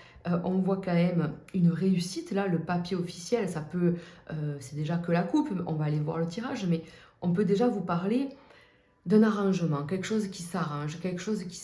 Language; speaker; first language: French; native; French